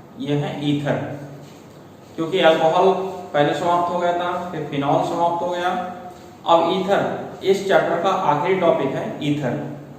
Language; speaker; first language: Hindi; native; Hindi